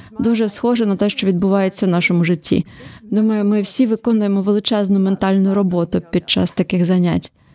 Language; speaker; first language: Ukrainian; native; Ukrainian